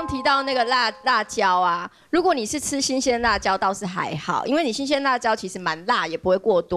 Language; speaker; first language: Chinese; native; Chinese